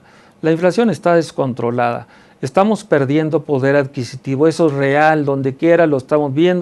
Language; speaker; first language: Spanish; native; Spanish